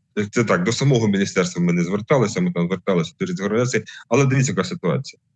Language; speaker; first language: Ukrainian; native; Ukrainian